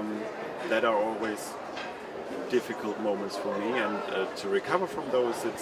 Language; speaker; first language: English; non-native, fluent; German